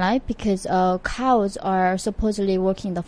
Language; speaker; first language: English; non-native, fluent; Korean